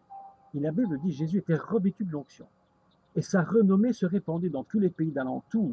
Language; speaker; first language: French; native; French